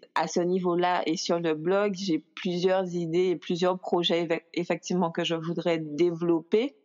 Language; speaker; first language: French; native; French